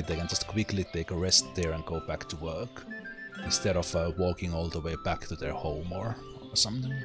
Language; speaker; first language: English; non-native, fluent; Finnish